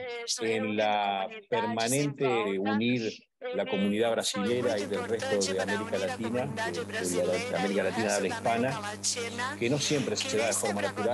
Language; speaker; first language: Spanish; native; Spanish